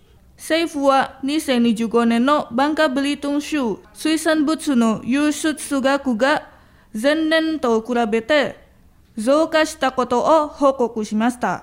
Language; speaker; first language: Japanese; non-native, fluent; Indonesian